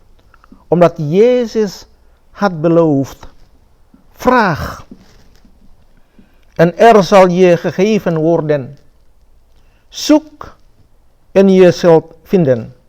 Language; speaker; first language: Dutch; non-native, fluent; Indonesian